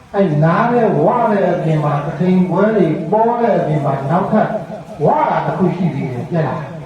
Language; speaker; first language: Burmese; native; Burmese